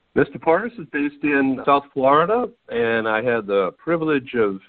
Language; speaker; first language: English; native; English